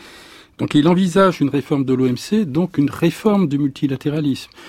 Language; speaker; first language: French; native; French